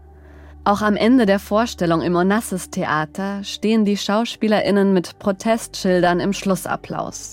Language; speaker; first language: German; native; German